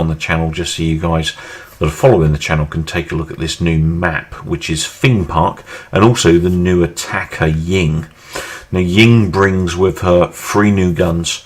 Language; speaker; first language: English; native; English